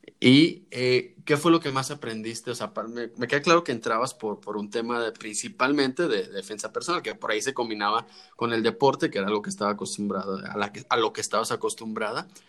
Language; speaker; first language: Spanish; native; Spanish